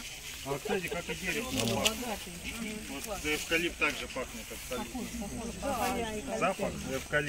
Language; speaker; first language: Russian; native; Russian